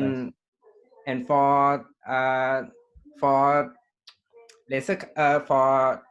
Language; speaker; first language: English; non-native, learner; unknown